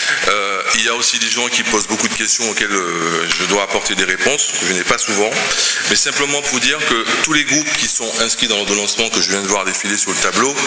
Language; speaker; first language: French; native; French